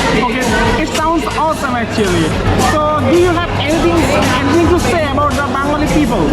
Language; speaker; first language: English; non-native, learner; Bangla